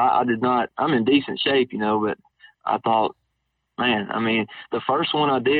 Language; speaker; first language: English; native; English